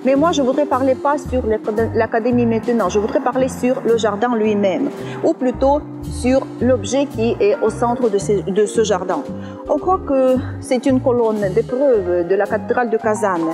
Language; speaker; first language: French; non-native, fluent; Russian